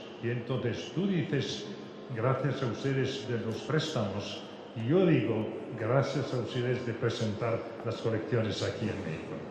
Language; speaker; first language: Spanish; non-native, fluent; French